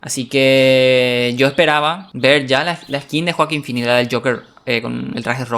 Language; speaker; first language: Spanish; native; Spanish